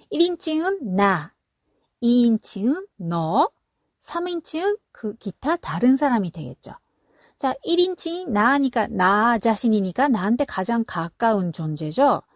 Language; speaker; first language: Korean; non-native, fluent; Japanese